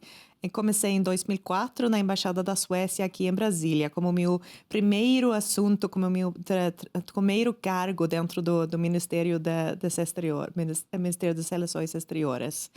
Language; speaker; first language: Portuguese; non-native, fluent; Swedish